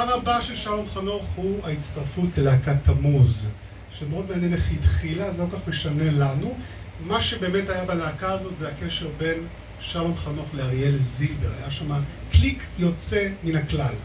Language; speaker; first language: Hebrew; native; Hebrew